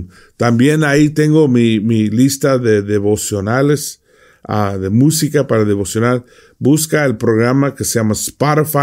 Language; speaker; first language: Spanish; non-native, fluent; English